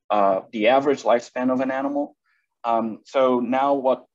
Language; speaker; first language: English; non-native, fluent; Portuguese